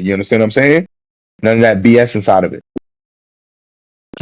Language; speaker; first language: English; native; English